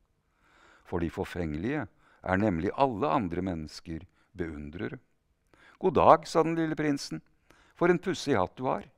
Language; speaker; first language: Norwegian; native; Norwegian